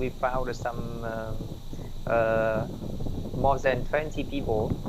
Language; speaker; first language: English; non-native, learner; Vietnamese